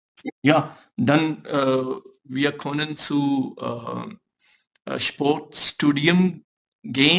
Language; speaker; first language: German; non-native, learner; Urdu